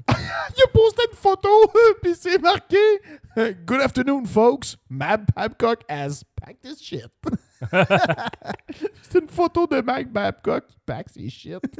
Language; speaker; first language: French; native; French